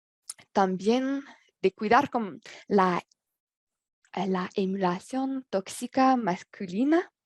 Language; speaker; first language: Spanish; non-native, learner; French